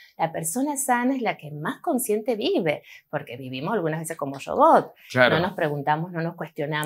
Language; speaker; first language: Spanish; native; Spanish